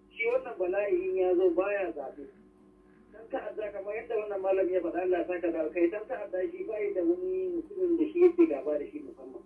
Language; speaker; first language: Hausa; non-native, local second language; Fula